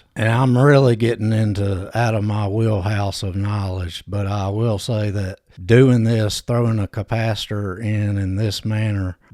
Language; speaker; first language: English; native; English